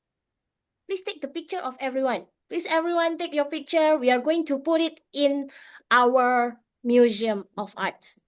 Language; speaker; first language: English; non-native, fluent; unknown